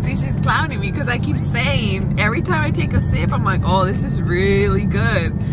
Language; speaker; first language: English; early bilingual, other home language; Spanish